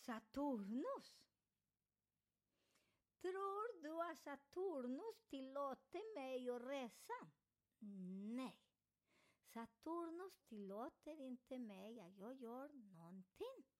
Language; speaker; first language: Swedish; non-native, learner; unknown